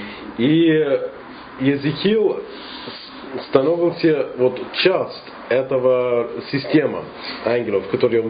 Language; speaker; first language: Russian; non-native, fluent; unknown